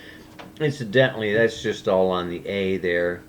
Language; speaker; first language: English; native; English